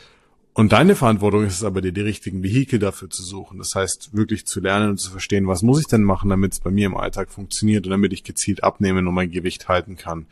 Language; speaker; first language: German; native; German